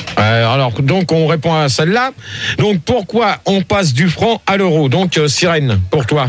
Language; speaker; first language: French; native; French